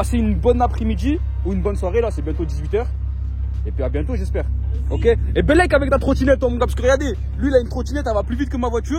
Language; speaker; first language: French; native; French